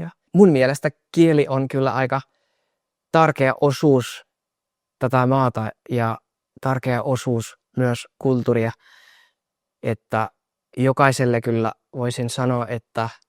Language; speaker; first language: Finnish; non-native, fluent; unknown